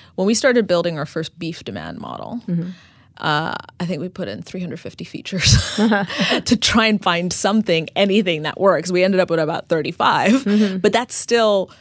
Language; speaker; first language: English; non-native, fluent; Amharic